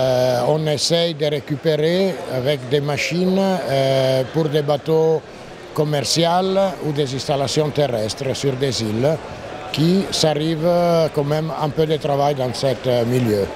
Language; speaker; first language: French; non-native, fluent; Italian